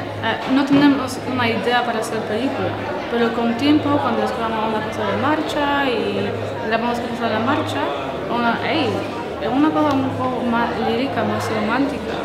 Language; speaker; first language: Spanish; non-native, learner; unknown